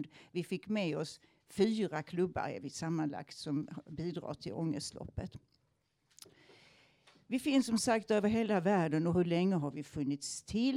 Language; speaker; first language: Swedish; native; Swedish